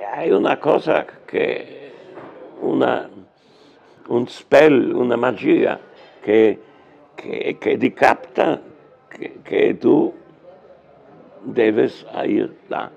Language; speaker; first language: Spanish; non-native, learner; German